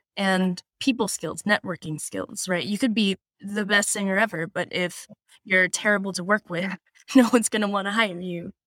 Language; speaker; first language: English; non-native, local second language; Filipino